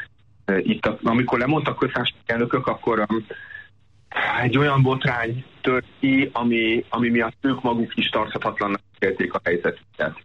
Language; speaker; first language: Hungarian; native; Hungarian